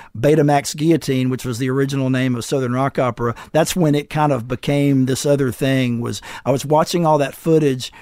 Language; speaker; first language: English; native; English